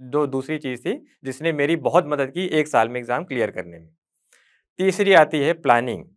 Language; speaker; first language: Hindi; native; Hindi